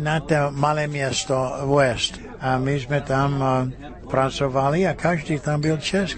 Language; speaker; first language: Czech; early bilingual, heritage; Czech